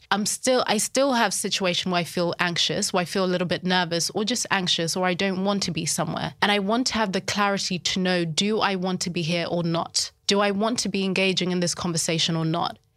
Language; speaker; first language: English; early bilingual, other home language; Shona